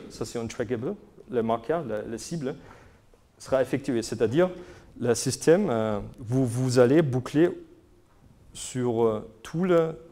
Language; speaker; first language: French; non-native, fluent; German